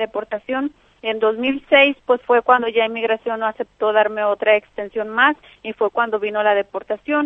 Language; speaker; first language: Spanish; native; Spanish